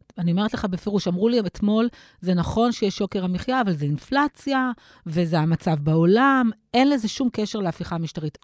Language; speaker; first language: Hebrew; native; Hebrew